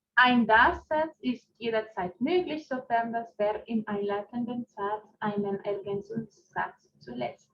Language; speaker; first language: German; non-native, fluent; Spanish